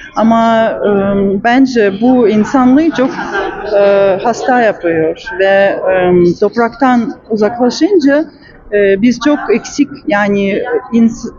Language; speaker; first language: Turkish; non-native, learner; Russian